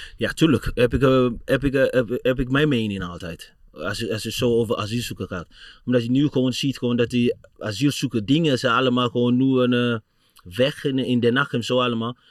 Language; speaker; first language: Dutch; non-native, fluent; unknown